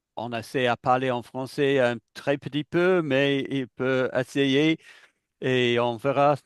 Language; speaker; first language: French; non-native, learner; English